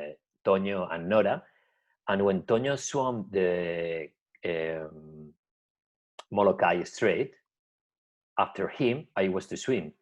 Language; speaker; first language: English; non-native, learner; Spanish